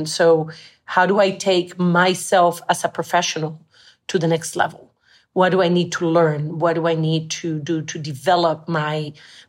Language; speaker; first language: English; non-native, fluent; Spanish